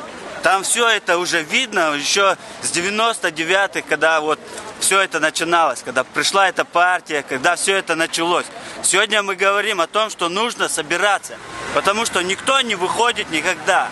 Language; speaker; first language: Russian; non-native, local second language; Chechen